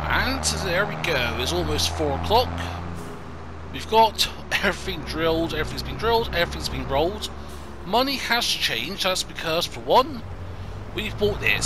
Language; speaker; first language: English; native; English